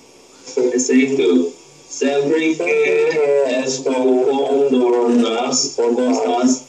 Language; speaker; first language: Portuguese; non-native, learner; Korean